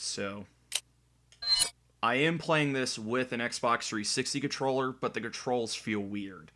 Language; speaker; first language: English; native; English